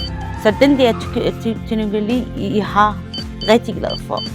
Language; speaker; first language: Danish; non-native, learner; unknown